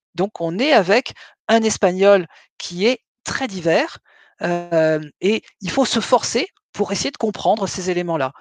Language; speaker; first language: French; native; French